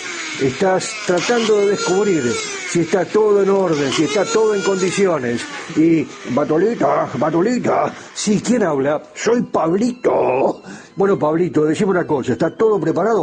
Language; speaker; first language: Spanish; native; Spanish